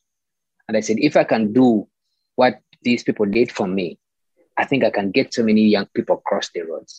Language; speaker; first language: English; non-native, local second language; Ganda